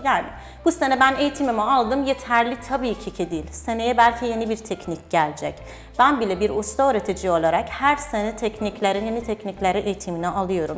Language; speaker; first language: Turkish; non-native, fluent; Persian